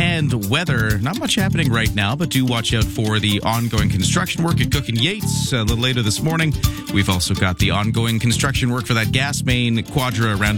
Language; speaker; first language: English; native; English